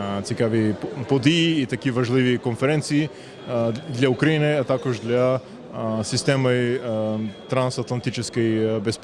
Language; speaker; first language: Ukrainian; non-native, fluent; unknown